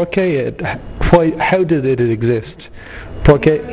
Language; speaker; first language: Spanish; non-native, learner; English